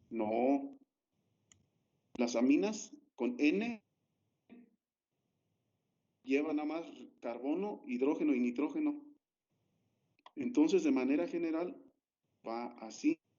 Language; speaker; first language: Spanish; native; Spanish